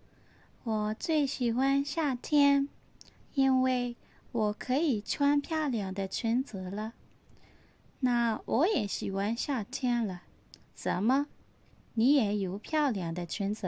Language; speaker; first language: Chinese; non-native, learner; Burmese